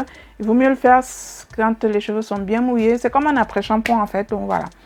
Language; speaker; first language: French; native; French